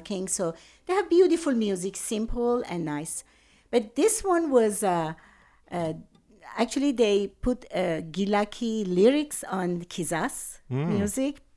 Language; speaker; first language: English; non-native, fluent; Persian